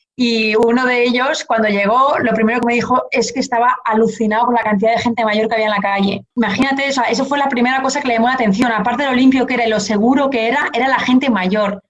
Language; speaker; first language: Spanish; early bilingual, heritage; Portuguese